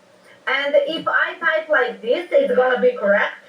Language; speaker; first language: English; non-native, fluent; Serbian